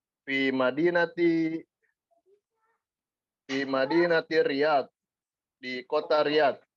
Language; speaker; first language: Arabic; non-native, learner; Indonesian